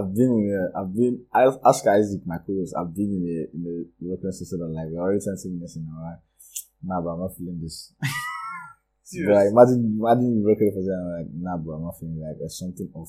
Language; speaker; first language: English; non-native, local second language; Yoruba